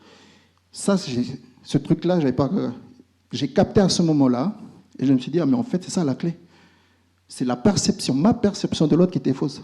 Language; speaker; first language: French; native; French